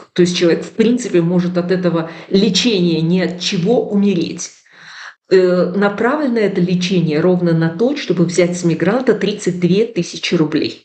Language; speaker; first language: Russian; native; Russian